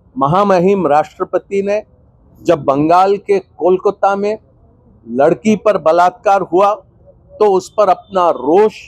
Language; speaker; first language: Hindi; non-native, local second language; Gujarati